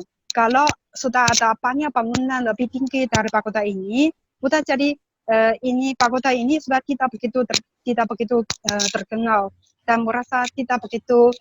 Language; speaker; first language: Indonesian; non-native, learner; Chinese